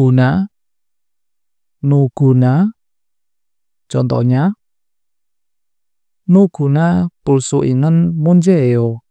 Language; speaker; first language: Korean; non-native, fluent; Indonesian